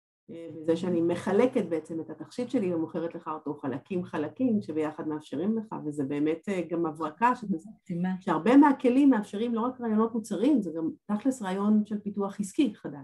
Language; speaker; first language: Hebrew; native; Hebrew